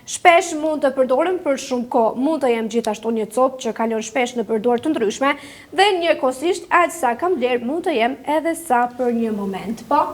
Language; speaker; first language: Albanian; native; Albanian